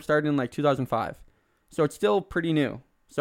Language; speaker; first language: English; native; English